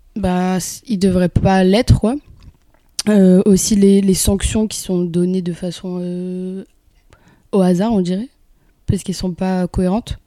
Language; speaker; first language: French; early bilingual, other home language; Kabyle